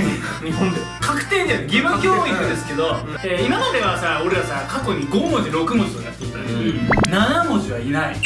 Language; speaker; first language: Japanese; native; Japanese